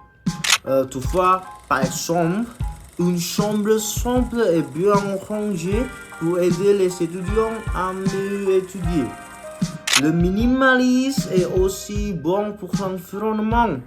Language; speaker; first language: French; non-native, learner; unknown